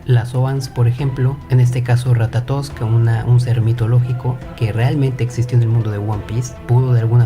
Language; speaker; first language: Spanish; native; Spanish